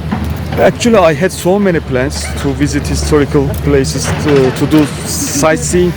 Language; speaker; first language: English; non-native, learner; Turkish